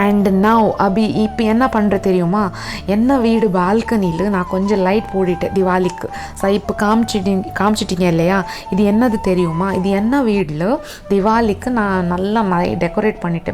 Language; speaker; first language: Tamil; non-native, learner; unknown